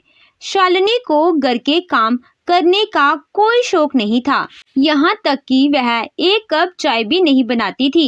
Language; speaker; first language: Hindi; native; Hindi